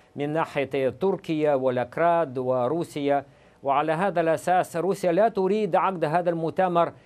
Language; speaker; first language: Arabic; non-native, fluent; Russian